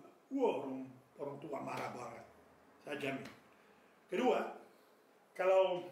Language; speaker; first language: Indonesian; non-native, fluent; French